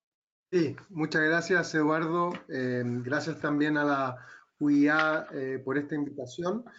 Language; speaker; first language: Spanish; native; Spanish